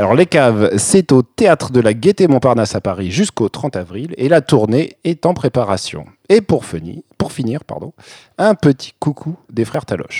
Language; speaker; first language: French; native; French